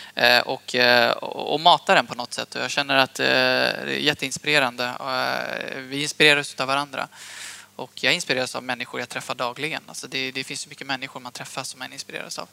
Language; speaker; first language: Swedish; early bilingual, other home language; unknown